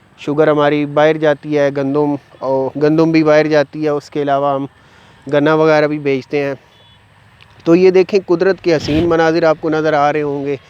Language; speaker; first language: Urdu; non-native, local second language; Punjabi